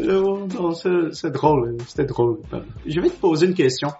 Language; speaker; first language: French; non-native, learner; Portuguese